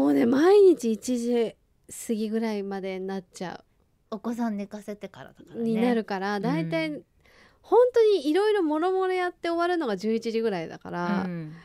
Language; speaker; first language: Japanese; native; Japanese